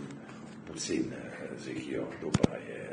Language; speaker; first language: Romanian; non-native, fluent; Italian